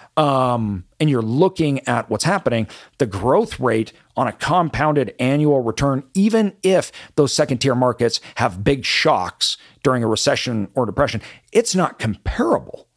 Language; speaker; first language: English; native; English